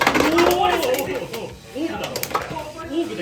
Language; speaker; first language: Japanese; native; Japanese